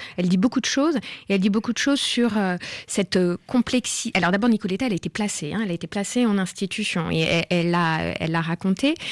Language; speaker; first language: French; native; French